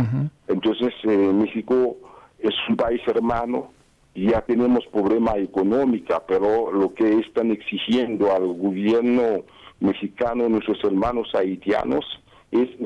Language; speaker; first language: Spanish; non-native, fluent; Haitian Creole